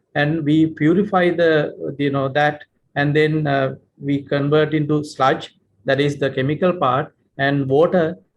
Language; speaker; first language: English; non-native, local second language; Sinhala